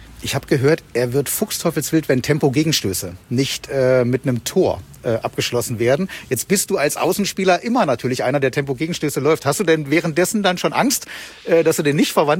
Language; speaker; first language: German; native; German